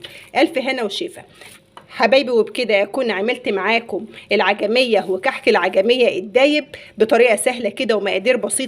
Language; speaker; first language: Arabic; native; Arabic